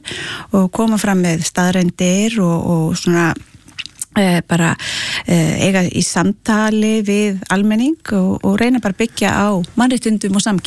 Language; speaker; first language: Icelandic; native; Icelandic